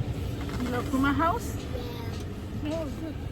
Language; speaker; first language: English; non-native, learner; Haitian Creole